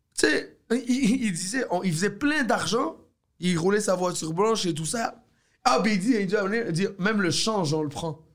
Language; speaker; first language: French; early bilingual, other home language; Arabic